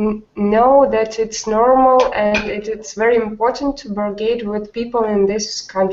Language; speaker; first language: English; non-native, learner; Russian